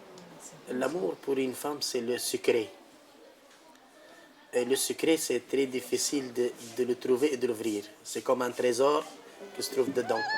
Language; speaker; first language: French; non-native, local second language; Arabic